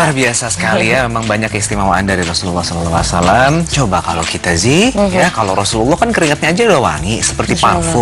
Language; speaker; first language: Indonesian; native; Indonesian